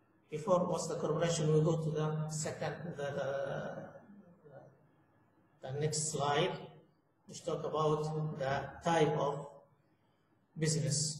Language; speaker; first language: English; non-native, fluent; Arabic